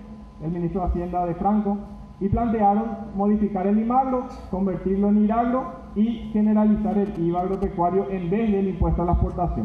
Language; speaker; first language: Spanish; native; Spanish